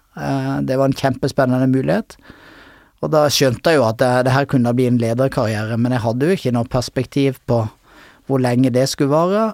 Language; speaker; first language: Norwegian; native; Norwegian